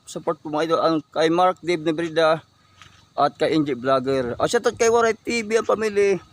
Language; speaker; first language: Filipino; non-native, local second language; Waray